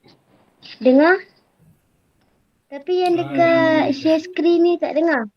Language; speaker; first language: Indonesian; non-native, learner; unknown